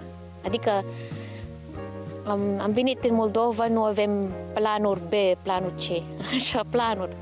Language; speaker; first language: Romanian; non-native, fluent; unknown